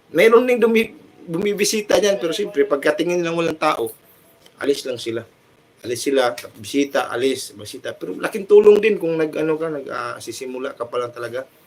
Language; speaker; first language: Filipino; non-native, local second language; Cebuano